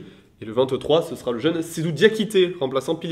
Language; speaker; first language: French; native; French